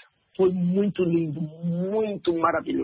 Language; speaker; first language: Portuguese; non-native, learner; French